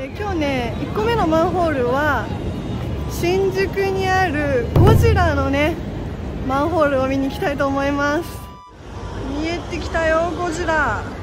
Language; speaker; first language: Japanese; early bilingual, other home language; Chinese